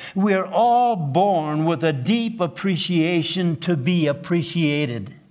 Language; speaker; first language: English; non-native, fluent; Plautdietsch